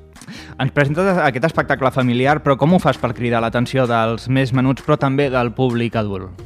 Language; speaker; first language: Catalan; native; Catalan